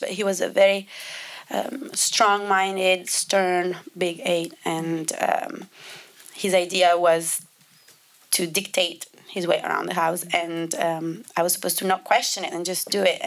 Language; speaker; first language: English; non-native, fluent; Italian